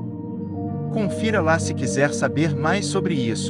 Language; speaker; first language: Portuguese; native; Portuguese